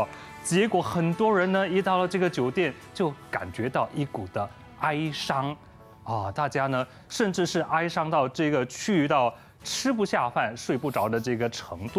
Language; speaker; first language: Chinese; native; Chinese